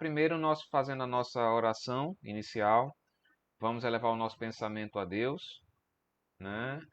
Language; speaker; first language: Portuguese; native; Portuguese